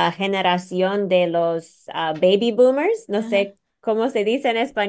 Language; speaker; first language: Spanish; non-native, fluent; English